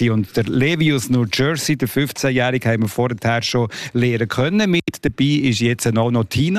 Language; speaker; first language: German; native; German